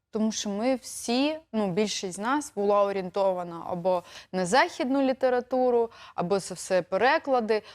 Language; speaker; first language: Ukrainian; native; Ukrainian